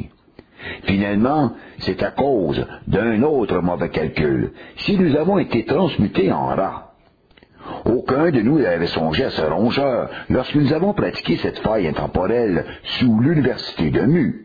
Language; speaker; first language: French; native; French